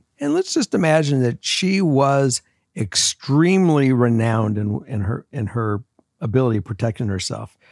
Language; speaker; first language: English; native; English